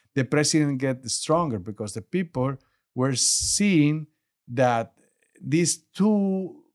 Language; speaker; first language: English; non-native, learner; Spanish